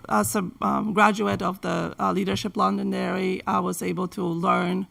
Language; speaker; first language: English; non-native, fluent; Polish